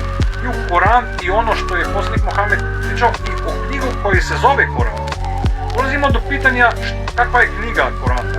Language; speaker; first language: Croatian; native; Croatian